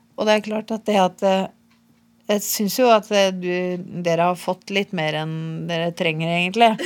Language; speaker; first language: Norwegian; native; Norwegian